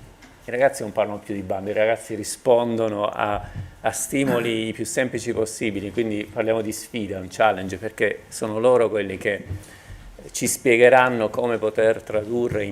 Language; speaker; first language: Italian; native; Italian